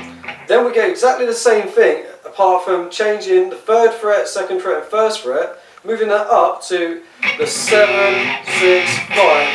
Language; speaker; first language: English; native; English